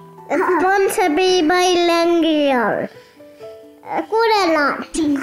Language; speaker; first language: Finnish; early bilingual, heritage; Finnish